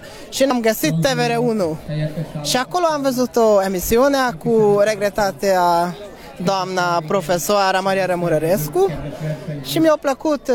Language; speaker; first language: Romanian; non-native, learner; Hungarian